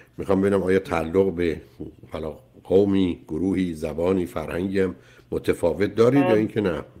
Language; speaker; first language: Persian; native; Persian